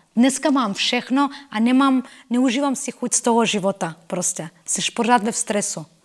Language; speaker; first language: Czech; non-native, fluent; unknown